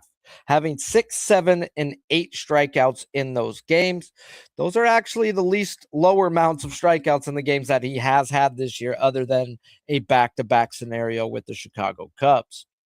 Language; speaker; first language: English; native; English